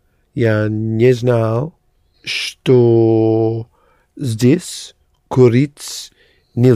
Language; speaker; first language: Russian; non-native, learner; English